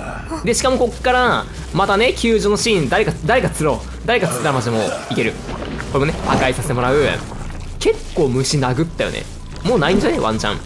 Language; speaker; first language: Japanese; native; Japanese